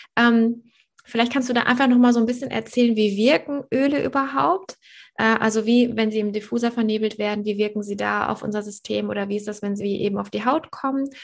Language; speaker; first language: German; native; German